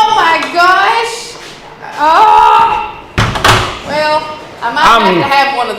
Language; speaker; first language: English; native; English